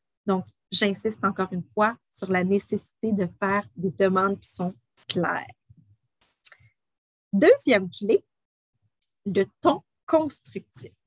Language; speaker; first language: French; native; French